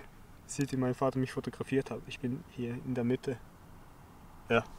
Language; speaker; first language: German; early bilingual, other home language; Chechen